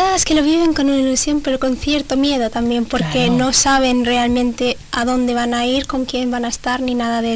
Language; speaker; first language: Spanish; early bilingual, other home language; Arabic